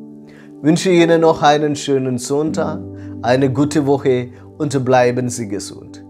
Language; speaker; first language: German; non-native, fluent; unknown